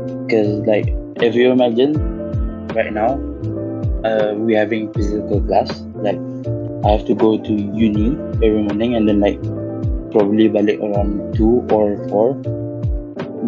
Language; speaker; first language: English; non-native, local second language; Malay